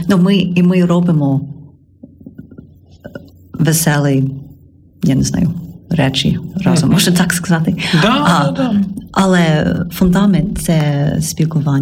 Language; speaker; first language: Ukrainian; non-native, learner; English